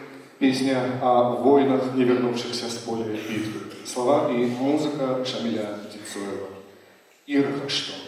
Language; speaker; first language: Russian; native; Russian